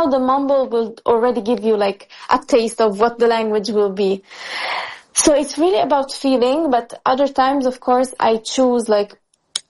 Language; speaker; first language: English; non-native, fluent; Italian